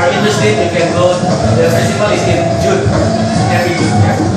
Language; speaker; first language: English; non-native, local second language; Indonesian